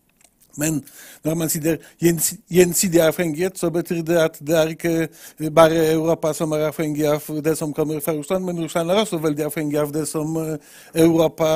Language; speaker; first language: Norwegian; non-native, fluent; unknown